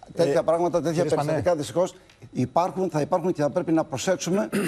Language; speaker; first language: Greek; native; Greek